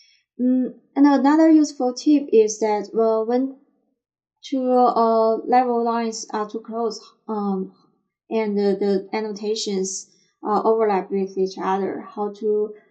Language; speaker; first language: English; non-native, fluent; Chinese